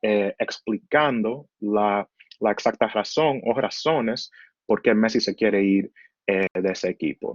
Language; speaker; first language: Spanish; early bilingual, heritage; Spanish